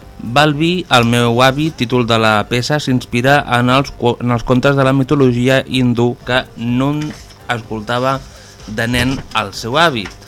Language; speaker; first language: Catalan; native; Catalan